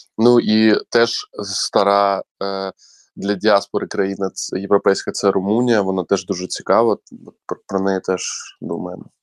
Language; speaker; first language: Ukrainian; non-native, local second language; Crimean Tatar